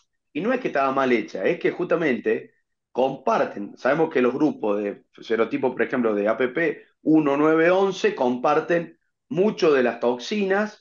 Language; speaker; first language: Spanish; native; Spanish